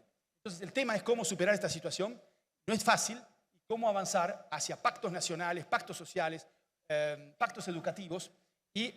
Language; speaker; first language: Spanish; native; Spanish